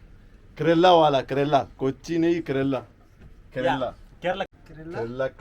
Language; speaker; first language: Hindi; non-native, local second language; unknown